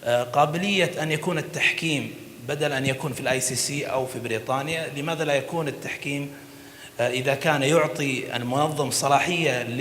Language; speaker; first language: Arabic; native; Arabic